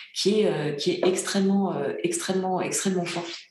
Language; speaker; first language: French; early bilingual, other home language; Bulgarian